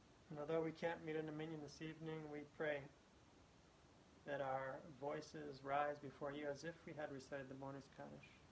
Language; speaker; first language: English; native; English